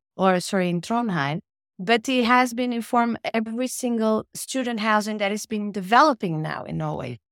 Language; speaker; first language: English; non-native, fluent; Portuguese